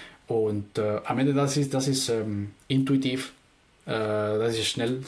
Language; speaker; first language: German; non-native, fluent; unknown